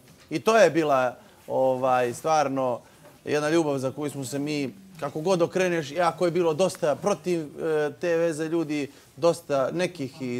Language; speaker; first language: Serbian; native; Serbian